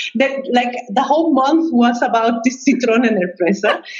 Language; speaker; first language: English; non-native, fluent; Spanish